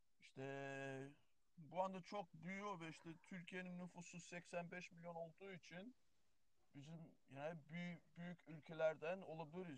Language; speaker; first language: Turkish; early bilingual, heritage; Turkish